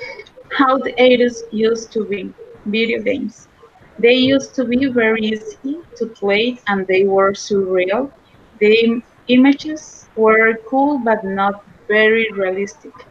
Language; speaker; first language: English; non-native, learner; Spanish